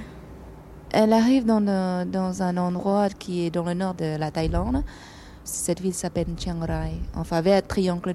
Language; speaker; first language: French; non-native, fluent; Thai